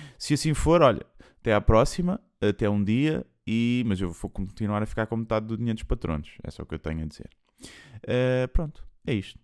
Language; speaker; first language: Portuguese; native; Portuguese